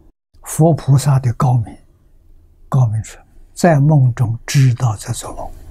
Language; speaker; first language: Chinese; native; Chinese